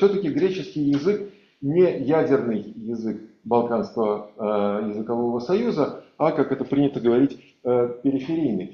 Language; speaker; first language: Russian; native; Russian